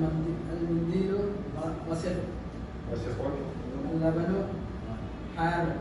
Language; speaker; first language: Arabic; non-native, learner; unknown